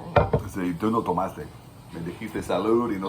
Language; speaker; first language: Spanish; non-native, fluent; English